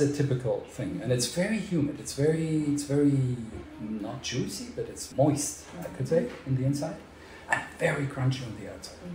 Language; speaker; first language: English; non-native, fluent; Swiss German